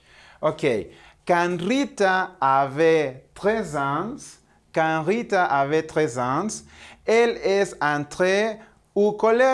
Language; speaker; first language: French; non-native, learner; Spanish